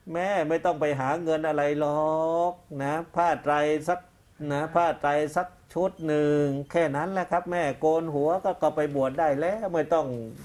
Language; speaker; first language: Thai; native; Thai